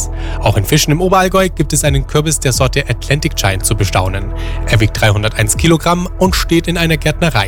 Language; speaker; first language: German; native; German